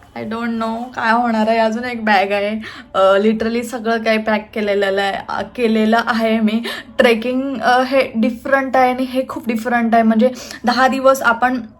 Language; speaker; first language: Marathi; native; Marathi